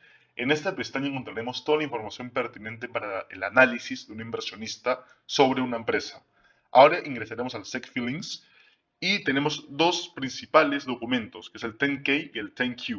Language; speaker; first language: Spanish; native; Spanish